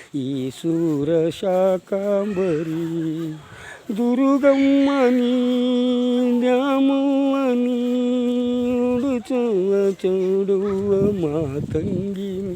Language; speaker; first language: Kannada; native; Kannada